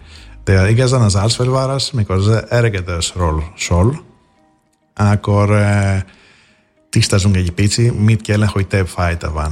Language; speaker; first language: Hungarian; non-native, fluent; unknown